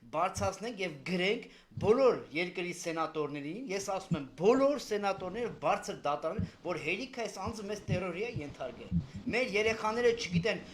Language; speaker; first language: Armenian; native; Armenian